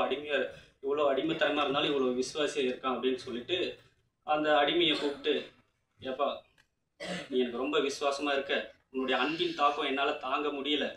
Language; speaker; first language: Tamil; native; Tamil